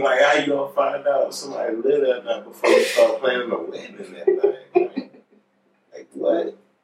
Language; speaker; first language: English; native; English